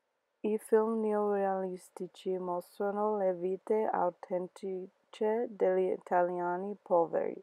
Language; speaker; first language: Italian; non-native, learner; English